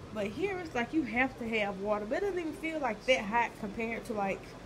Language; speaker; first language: English; native; English